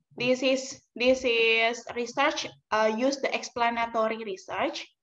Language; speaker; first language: English; non-native, learner; Indonesian